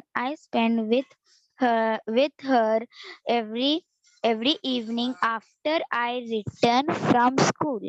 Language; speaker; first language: English; non-native, learner; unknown